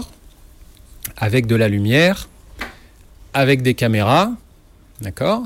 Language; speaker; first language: French; native; French